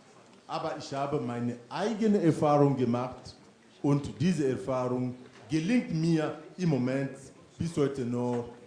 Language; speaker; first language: German; non-native, fluent; French